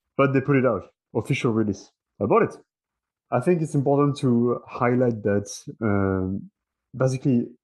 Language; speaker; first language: English; non-native, fluent; French